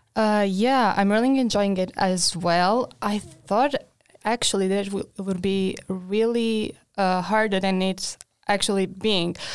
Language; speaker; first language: English; non-native, fluent; Portuguese